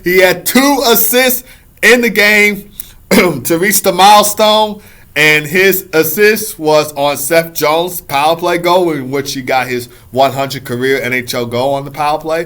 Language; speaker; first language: English; native; English